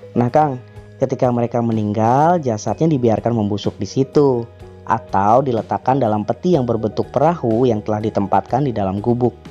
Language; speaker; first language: Indonesian; native; Indonesian